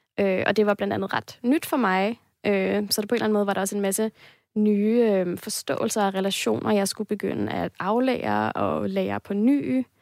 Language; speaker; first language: Danish; native; Danish